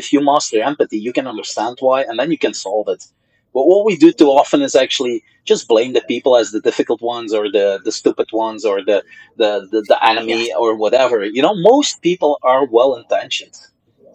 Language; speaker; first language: English; non-native, fluent; Dutch